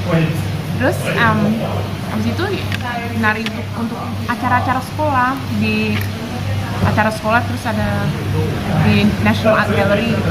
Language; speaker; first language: Indonesian; early bilingual, heritage; English